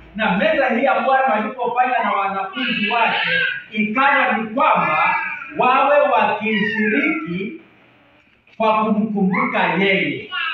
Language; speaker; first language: Swahili; native; Swahili